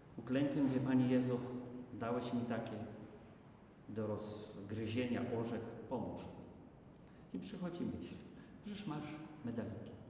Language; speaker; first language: Polish; native; Polish